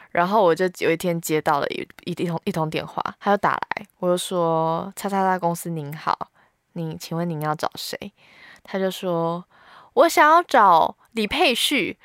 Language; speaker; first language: Chinese; native; Chinese